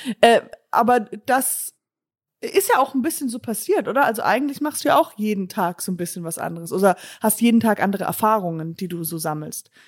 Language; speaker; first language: German; non-native, fluent; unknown